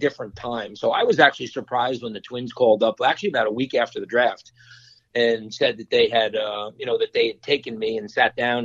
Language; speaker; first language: English; native; English